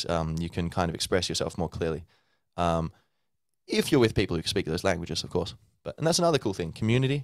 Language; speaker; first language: English; native; English